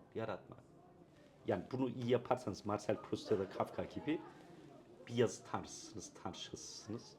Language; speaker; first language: Turkish; non-native, local second language; Kurdish